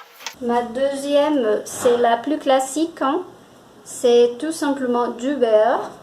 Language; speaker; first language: French; non-native, fluent; Portuguese